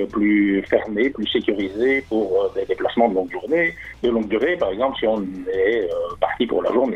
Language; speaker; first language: French; native; French